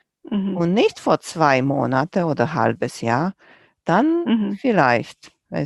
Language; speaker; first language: German; non-native, fluent; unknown